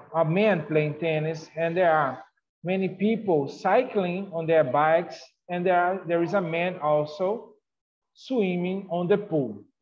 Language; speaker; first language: English; non-native, fluent; Portuguese